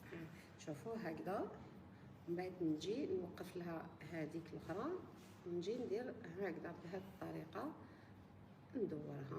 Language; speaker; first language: Arabic; native; Arabic